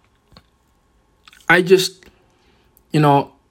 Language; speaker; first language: English; native; English